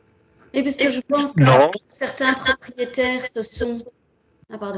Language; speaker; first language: French; native; French